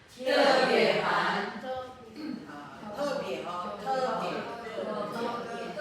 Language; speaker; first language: Chinese; non-native, fluent; Filipino